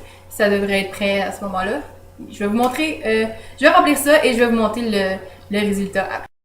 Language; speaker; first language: French; native; French